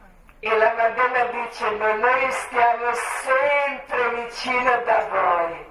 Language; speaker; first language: Italian; non-native, learner; Croatian